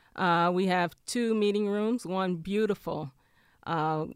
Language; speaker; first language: English; native; English